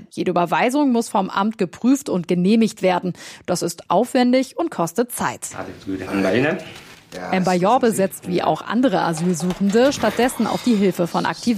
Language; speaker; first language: German; native; German